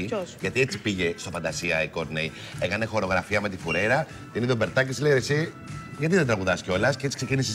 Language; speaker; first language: Greek; native; Greek